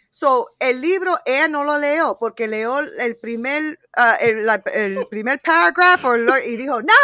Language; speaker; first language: Spanish; early bilingual, heritage; Spanish